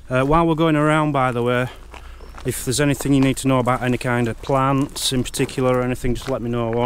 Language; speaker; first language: English; native; English